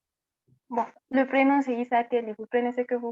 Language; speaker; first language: French; non-native, local second language; Fula